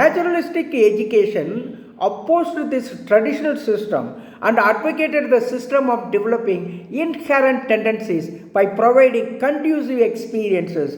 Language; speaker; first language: English; non-native, local second language; Tamil